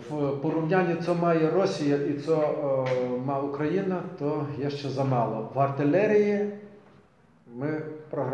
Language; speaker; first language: Polish; non-native, learner; Ukrainian